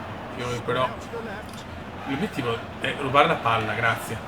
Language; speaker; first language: Italian; native; Italian